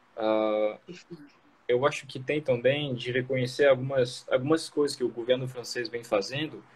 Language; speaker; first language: Portuguese; non-native, fluent; French